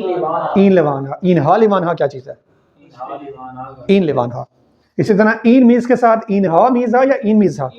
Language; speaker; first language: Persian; non-native, fluent; Urdu